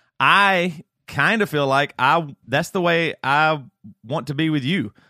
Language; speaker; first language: English; native; English